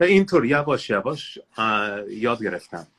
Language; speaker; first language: Persian; non-native, learner; English